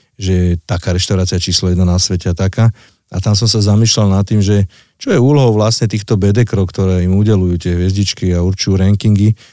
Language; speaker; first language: Slovak; native; Slovak